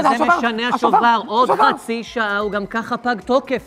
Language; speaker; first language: Hebrew; native; Hebrew